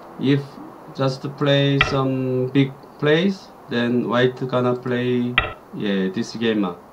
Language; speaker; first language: English; non-native, learner; Korean